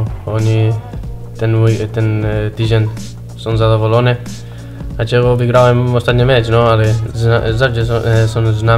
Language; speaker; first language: Polish; non-native, learner; Spanish